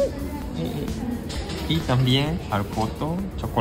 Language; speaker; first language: Spanish; non-native, learner; Japanese